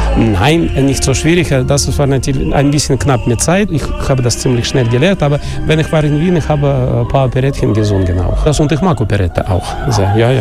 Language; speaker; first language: German; non-native, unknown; Russian